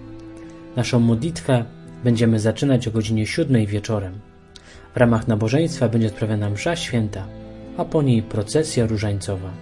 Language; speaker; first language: Polish; native; Polish